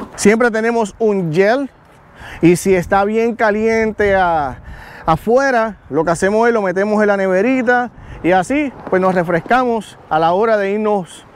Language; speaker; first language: Spanish; native; Spanish